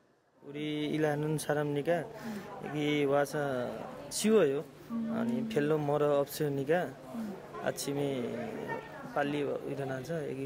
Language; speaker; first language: Korean; non-native, learner; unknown